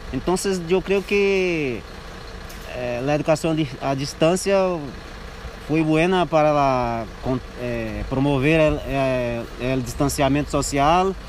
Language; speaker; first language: Portuguese; non-native, learner; Spanish